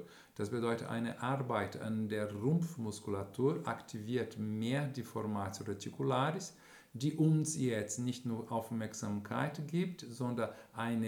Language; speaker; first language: German; non-native, fluent; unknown